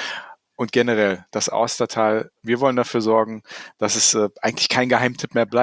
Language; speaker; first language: German; native; German